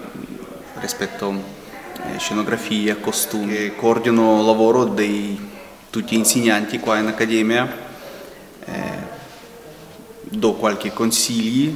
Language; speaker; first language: Italian; non-native, fluent; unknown